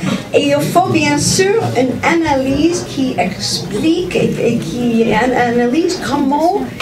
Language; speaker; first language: French; non-native, fluent; English